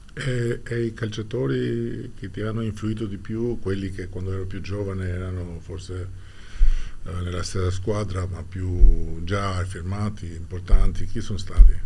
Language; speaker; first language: Italian; non-native, fluent; Albanian